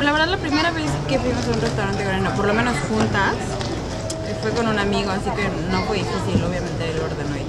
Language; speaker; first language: Spanish; native; Spanish